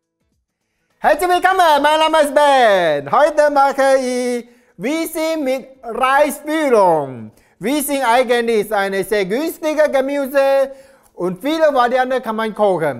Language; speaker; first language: German; non-native, learner; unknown